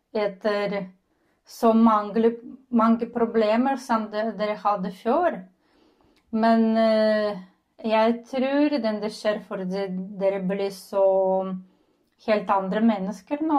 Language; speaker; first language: Norwegian; non-native, learner; Ukrainian